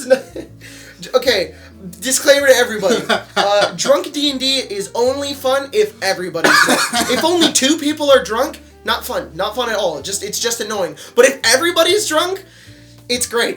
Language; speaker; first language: English; native; English